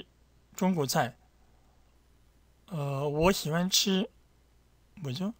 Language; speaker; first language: Chinese; non-native, fluent; Korean